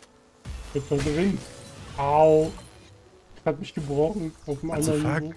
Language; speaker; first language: German; native; German